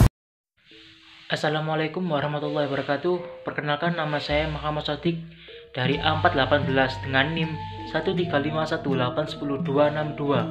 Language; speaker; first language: Indonesian; native; Indonesian